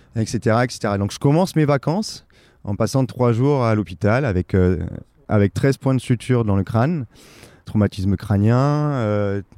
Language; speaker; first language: French; native; French